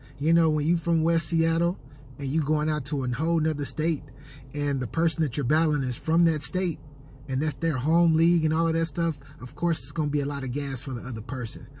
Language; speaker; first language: English; native; English